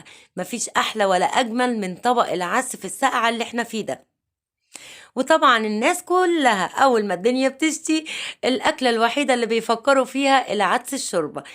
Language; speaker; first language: Arabic; native; Arabic